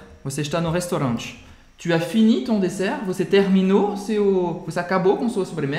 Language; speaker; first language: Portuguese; non-native, fluent; French